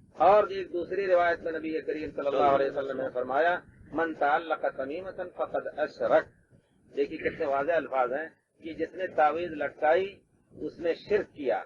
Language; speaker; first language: Urdu; native; Urdu